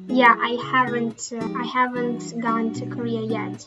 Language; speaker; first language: English; non-native, fluent; Tatar